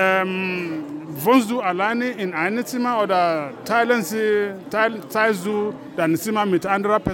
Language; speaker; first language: German; non-native, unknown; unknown